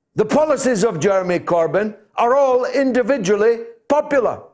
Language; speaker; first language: English; native; English